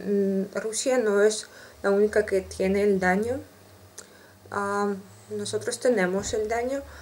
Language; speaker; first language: Spanish; non-native, learner; Russian